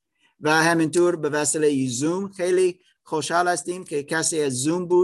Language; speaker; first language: Persian; non-native, learner; German